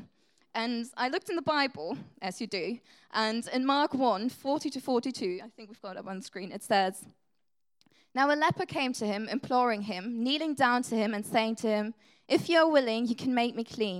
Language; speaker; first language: English; non-native, fluent; German